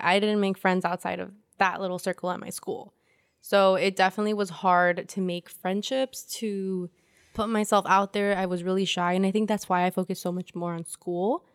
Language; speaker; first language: English; early bilingual, other home language; Spanish